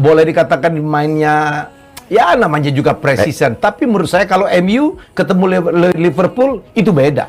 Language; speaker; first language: Indonesian; native; Indonesian